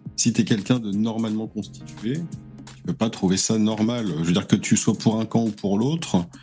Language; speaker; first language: French; native; French